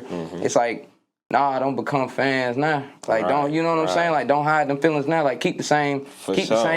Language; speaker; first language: English; native; English